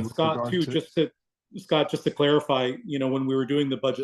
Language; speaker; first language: English; native; English